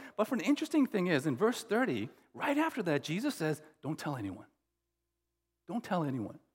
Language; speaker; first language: English; native; English